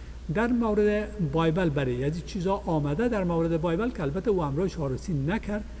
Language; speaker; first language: Persian; native; Persian